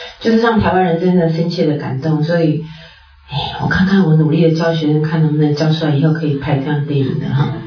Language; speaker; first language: Chinese; native; Chinese